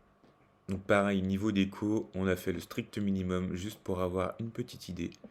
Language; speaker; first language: French; native; French